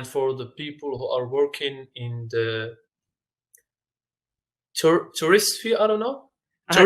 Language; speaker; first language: English; non-native, fluent; Arabic